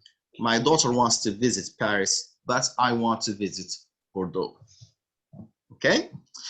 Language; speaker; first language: English; non-native, fluent; Arabic